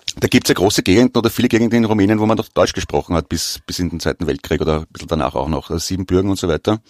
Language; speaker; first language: German; native; German